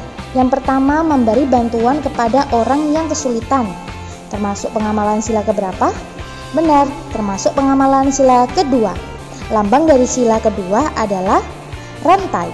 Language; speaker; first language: Indonesian; native; Indonesian